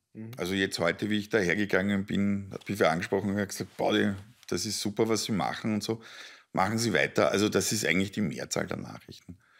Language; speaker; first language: German; native; German